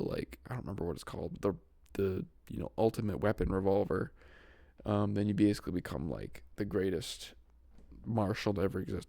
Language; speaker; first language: English; native; English